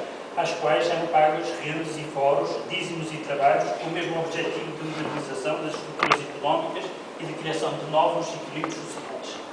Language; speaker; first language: Portuguese; native; Portuguese